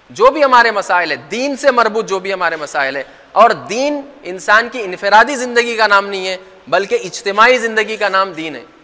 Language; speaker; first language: Urdu; native; Urdu